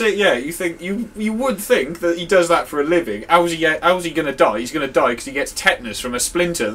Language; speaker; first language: English; native; English